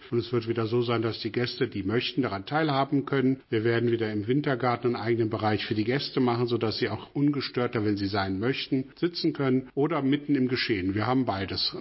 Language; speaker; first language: German; native; German